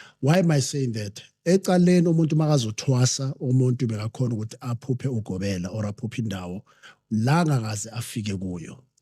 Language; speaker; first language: Zulu; non-native, local second language; Southern Sotho